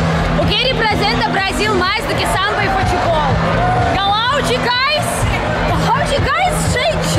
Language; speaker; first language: Portuguese; non-native, fluent; Russian